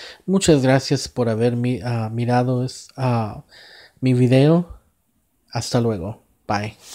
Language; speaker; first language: Spanish; non-native, fluent; English